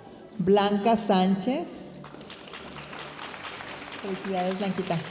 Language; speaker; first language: Spanish; native; Spanish